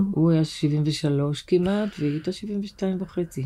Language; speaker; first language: Hebrew; native; Hebrew